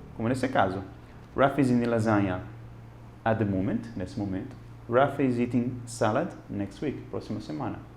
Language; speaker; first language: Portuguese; non-native, fluent; Italian